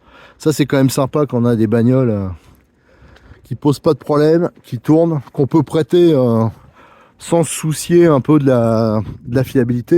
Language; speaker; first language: French; native; French